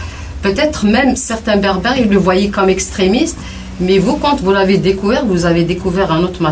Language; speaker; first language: French; non-native, local second language; Kabyle